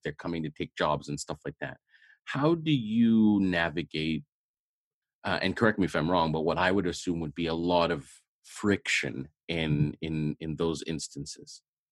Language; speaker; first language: English; native; English